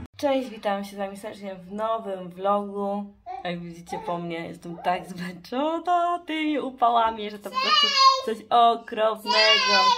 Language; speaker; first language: Polish; early bilingual, heritage; Polish